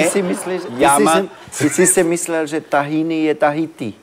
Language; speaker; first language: Czech; non-native, fluent; French